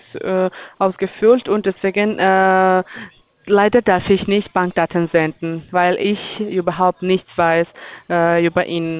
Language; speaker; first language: German; non-native, learner; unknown